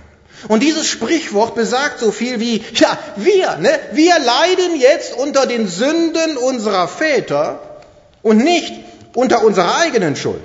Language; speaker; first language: German; native; German